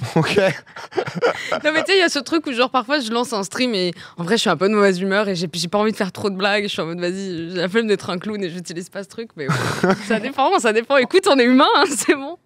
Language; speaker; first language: French; native; French